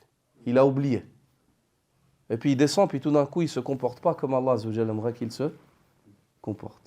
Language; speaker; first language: French; native; French